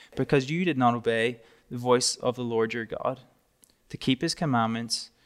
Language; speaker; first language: English; native; English